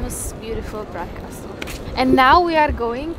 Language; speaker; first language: English; non-native, learner; Czech